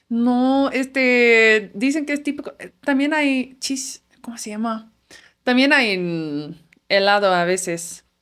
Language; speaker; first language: Spanish; non-native, fluent; Dutch